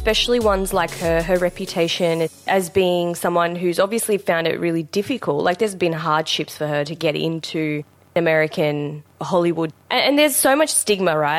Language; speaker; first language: English; non-native, local second language; Memoni